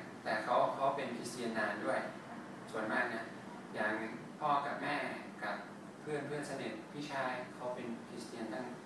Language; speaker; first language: Thai; non-native, fluent; English